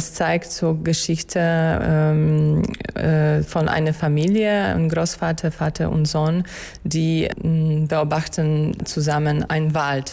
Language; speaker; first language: German; non-native, fluent; Polish